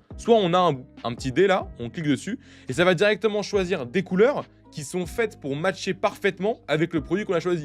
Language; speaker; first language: French; native; French